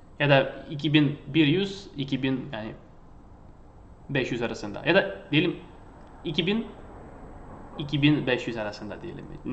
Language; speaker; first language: Turkish; non-native, fluent; Russian